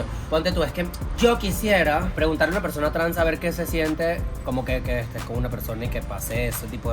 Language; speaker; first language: Spanish; native; Spanish